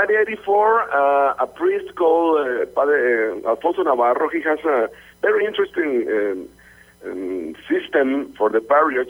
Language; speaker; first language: English; non-native, learner; Spanish